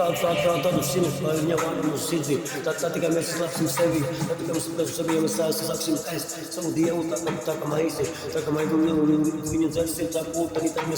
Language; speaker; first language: Latvian; non-native, local second language; Russian